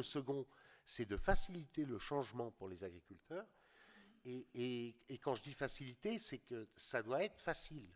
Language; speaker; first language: French; native; French